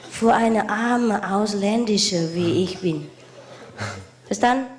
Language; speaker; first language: German; non-native, learner; Vietnamese